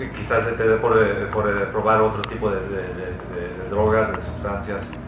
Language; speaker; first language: Spanish; early bilingual, heritage; Spanish